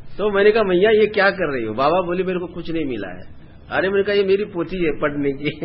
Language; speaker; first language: Hindi; non-native, local second language; Bangla